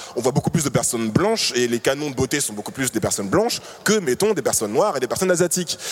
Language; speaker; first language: French; native; French